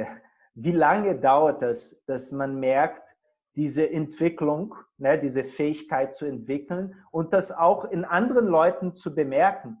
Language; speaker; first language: German; non-native, fluent; Portuguese